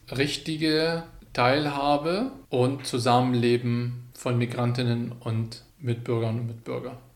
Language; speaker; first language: German; non-native, fluent; Arabic